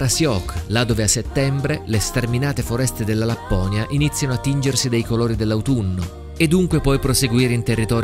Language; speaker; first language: Italian; native; Italian